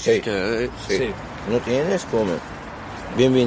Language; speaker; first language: Spanish; non-native, learner; Arabic